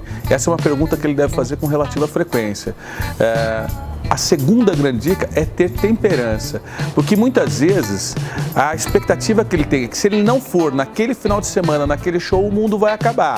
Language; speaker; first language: Portuguese; native; Portuguese